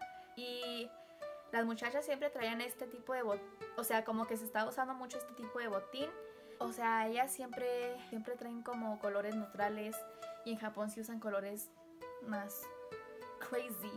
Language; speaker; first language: Spanish; early bilingual, heritage; Spanish